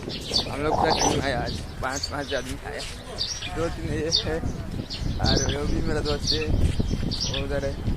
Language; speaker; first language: Hindi; non-native, local second language; Odia